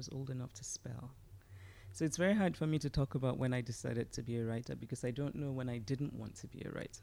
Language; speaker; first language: English; non-native, local second language; Igbo